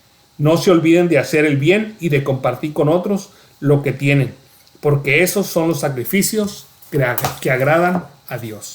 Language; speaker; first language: Spanish; native; Spanish